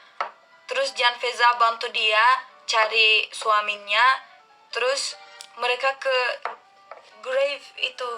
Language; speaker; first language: Indonesian; non-native, learner; Turkish